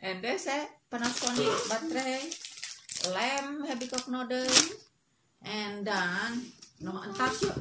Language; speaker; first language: Dutch; non-native, learner; Indonesian